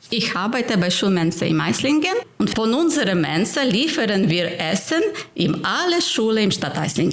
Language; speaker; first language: German; non-native, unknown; Ukrainian